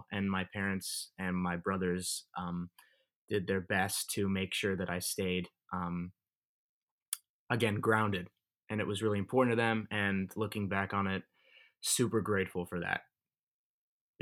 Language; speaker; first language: English; native; English